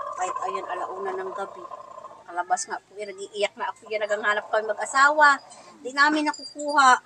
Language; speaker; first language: Filipino; non-native, local second language; Bikol